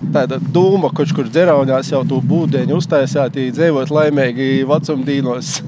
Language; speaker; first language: Latvian; native; Latvian